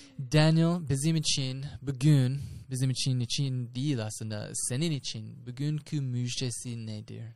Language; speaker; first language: Turkish; non-native, fluent; English